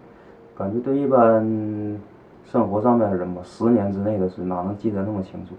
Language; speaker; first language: Chinese; native; Chinese